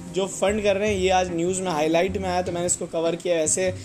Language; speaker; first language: Hindi; native; Hindi